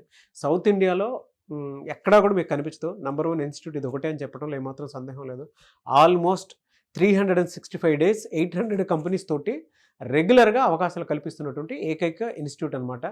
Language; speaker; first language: Telugu; native; Telugu